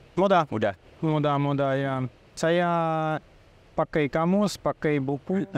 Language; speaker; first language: Indonesian; non-native, learner; Russian